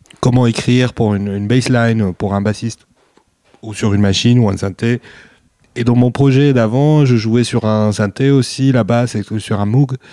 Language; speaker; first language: French; non-native, local second language; Arabic